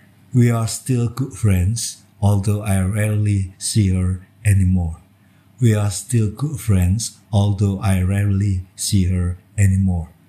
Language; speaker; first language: English; non-native, fluent; Indonesian